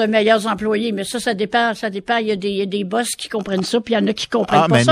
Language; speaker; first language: French; native; French